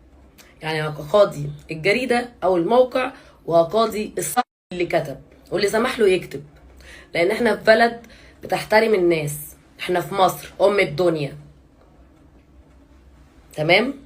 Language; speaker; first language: Arabic; native; Arabic